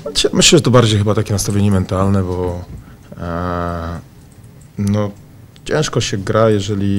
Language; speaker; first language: Polish; native; Polish